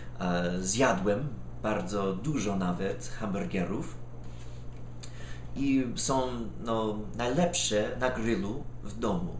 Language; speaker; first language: Polish; non-native, fluent; English